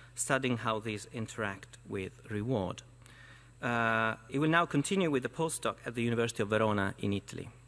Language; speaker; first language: English; non-native, fluent; Italian